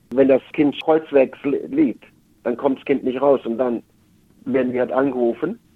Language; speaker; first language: German; native; German